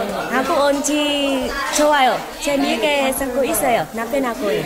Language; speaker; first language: Korean; non-native, learner; Vietnamese